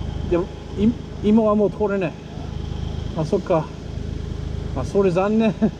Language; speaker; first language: Japanese; non-native, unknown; English